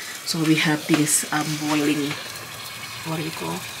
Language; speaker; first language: English; non-native, fluent; Indonesian